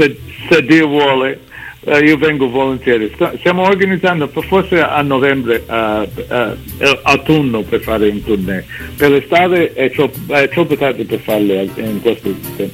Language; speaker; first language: Italian; early bilingual, heritage; English